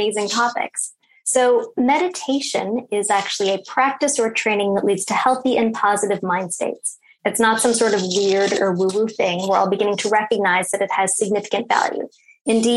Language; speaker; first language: English; native; English